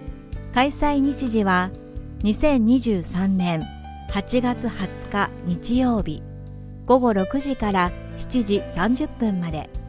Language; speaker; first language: Japanese; native; Japanese